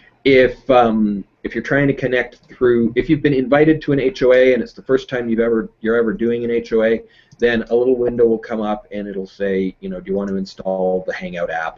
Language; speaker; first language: English; native; English